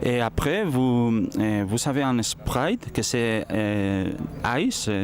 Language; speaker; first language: French; non-native, learner; Spanish